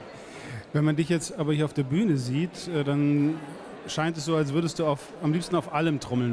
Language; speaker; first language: German; native; German